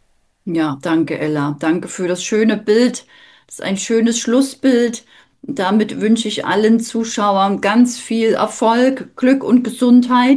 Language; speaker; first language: German; native; German